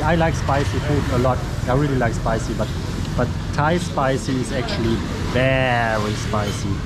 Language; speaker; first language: English; non-native, fluent; German